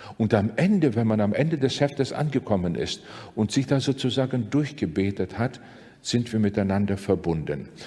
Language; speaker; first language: German; non-native, fluent; Latvian